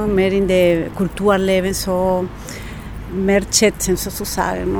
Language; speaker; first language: German; non-native, learner; Spanish